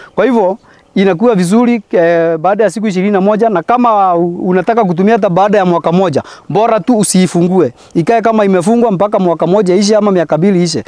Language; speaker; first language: Swahili; non-native, local second language; Meru